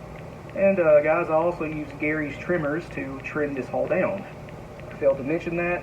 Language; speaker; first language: English; native; English